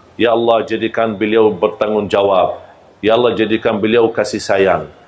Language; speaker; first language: Malay; non-native, fluent; Arabic